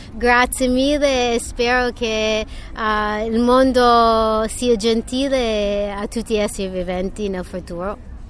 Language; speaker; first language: Italian; non-native, fluent; English